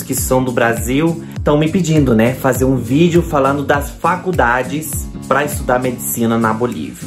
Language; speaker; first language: Portuguese; non-native, fluent; Spanish